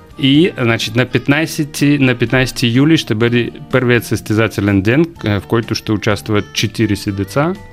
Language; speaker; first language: Bulgarian; early bilingual, heritage; Bulgarian